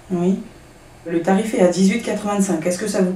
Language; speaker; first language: French; native; French